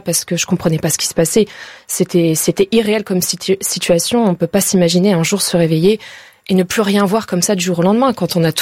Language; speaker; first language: French; native; French